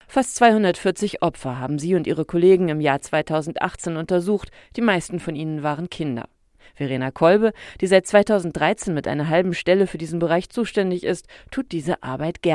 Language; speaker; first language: German; native; German